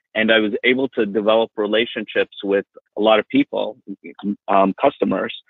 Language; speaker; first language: English; native; English